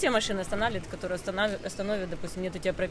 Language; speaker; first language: Russian; native; Russian